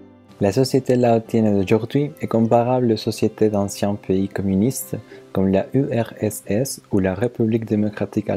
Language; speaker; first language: French; non-native, learner; Spanish